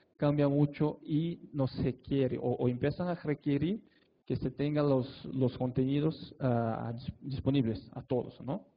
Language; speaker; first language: Spanish; non-native, fluent; Portuguese